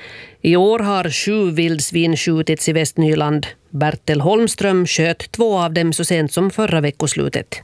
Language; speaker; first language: Swedish; native; Swedish